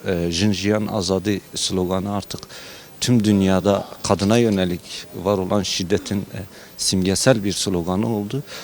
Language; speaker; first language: Turkish; non-native, local second language; Kurdish